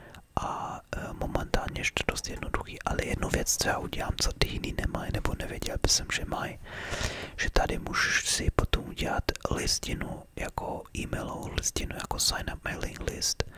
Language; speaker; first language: Czech; early bilingual, heritage; Czech